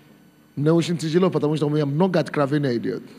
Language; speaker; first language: Russian; non-native, fluent; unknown